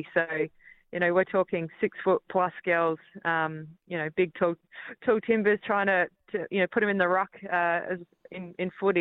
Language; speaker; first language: English; native; English